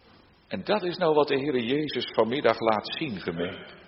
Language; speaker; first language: Dutch; native; Dutch